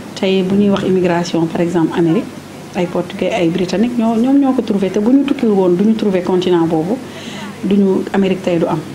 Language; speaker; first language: Wolof; native; Wolof